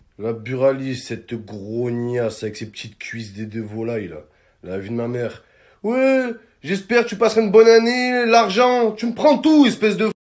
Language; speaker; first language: French; native; French